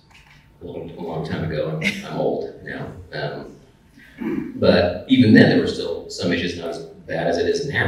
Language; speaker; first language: English; native; English